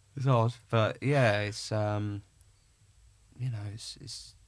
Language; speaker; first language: English; native; English